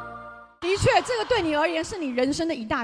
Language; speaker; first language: Chinese; native; Chinese